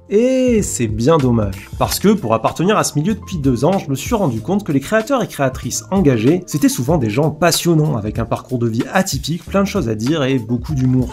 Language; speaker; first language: French; native; French